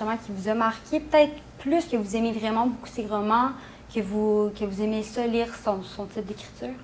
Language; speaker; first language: French; native; French